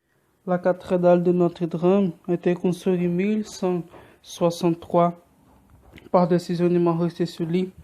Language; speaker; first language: French; non-native, learner; Portuguese